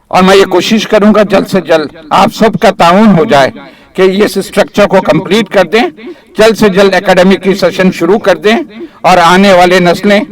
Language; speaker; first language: Urdu; native; Urdu